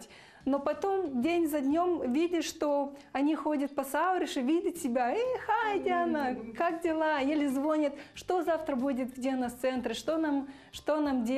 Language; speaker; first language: Russian; non-native, fluent; Romanian